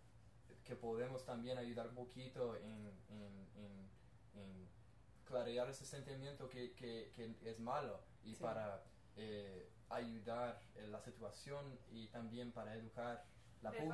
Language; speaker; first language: Spanish; non-native, learner; English